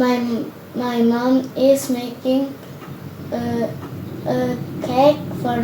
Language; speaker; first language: English; non-native, learner; Indonesian